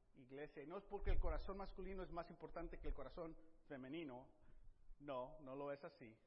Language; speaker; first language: Spanish; native; Spanish